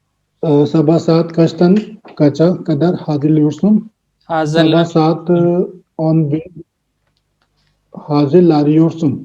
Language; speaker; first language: Turkish; non-native, learner; Urdu